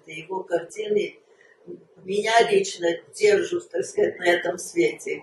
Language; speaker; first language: Russian; early bilingual, heritage; Russian